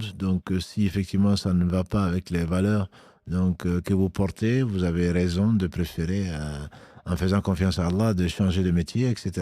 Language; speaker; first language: French; native; French